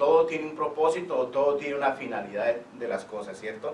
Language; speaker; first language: Spanish; native; Spanish